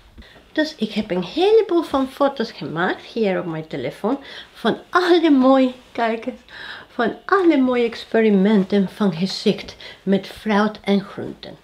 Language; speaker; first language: Dutch; non-native, fluent; Spanish